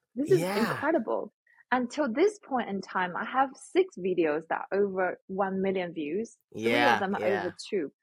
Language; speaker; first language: English; non-native, fluent; Chinese